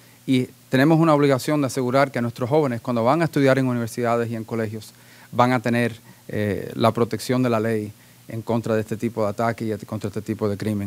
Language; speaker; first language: Spanish; early bilingual, heritage; Spanish